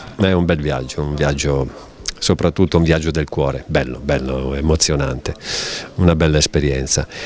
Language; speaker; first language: Italian; native; Italian